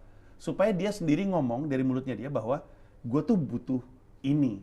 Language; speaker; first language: Indonesian; native; Indonesian